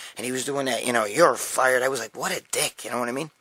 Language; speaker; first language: English; native; English